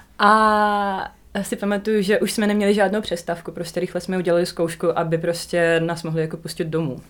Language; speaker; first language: Czech; non-native, fluent; Russian